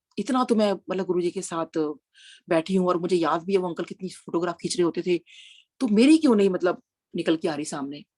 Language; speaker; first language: Hindi; native; Hindi